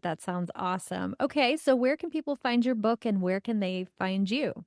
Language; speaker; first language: English; native; English